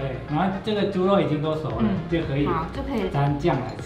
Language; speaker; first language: Chinese; non-native, fluent; Thai